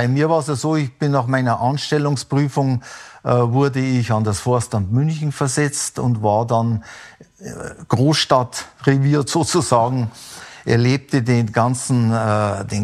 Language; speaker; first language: German; native; German